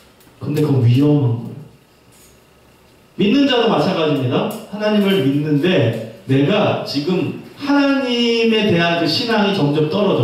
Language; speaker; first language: Korean; native; Korean